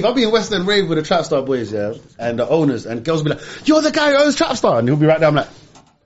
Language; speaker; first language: English; non-native, local second language; Arabic